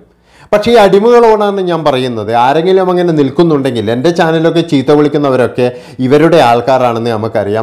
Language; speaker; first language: Malayalam; native; Malayalam